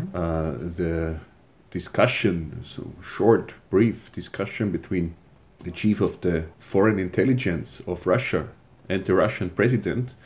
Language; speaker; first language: English; non-native, fluent; German